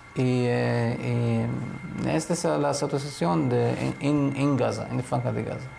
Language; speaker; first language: Spanish; non-native, fluent; Hebrew